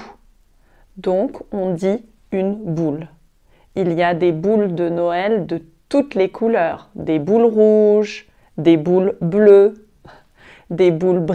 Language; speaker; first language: French; native; French